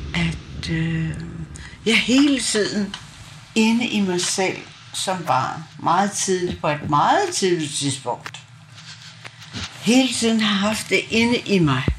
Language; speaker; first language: Danish; non-native, local second language; Kalaallisut